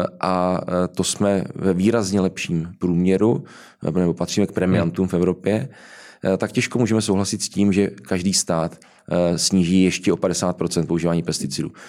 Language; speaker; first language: Czech; native; Czech